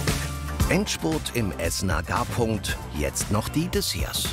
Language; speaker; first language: German; native; German